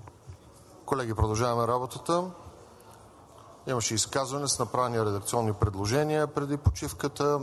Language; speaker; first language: Bulgarian; native; Bulgarian